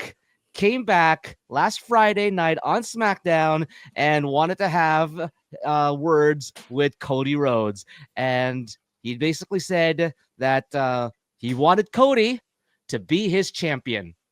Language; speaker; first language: English; native; English